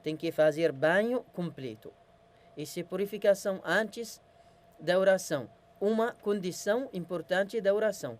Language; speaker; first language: Portuguese; non-native, learner; Arabic